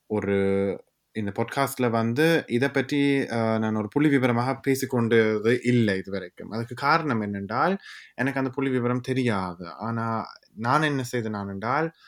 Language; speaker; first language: Tamil; early bilingual, heritage; Tamil